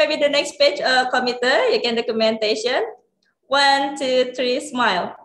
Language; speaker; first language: English; non-native, learner; Indonesian